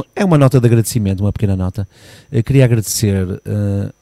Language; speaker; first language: Portuguese; native; Portuguese